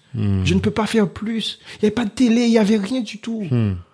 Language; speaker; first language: French; early bilingual, other home language; Haitian Creole